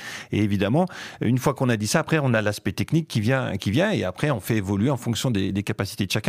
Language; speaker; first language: French; native; French